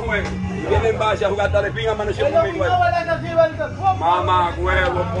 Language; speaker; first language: Spanish; native; Spanish